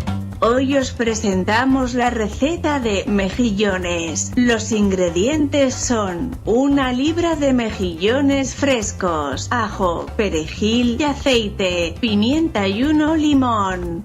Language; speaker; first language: Spanish; non-native, learner; Italian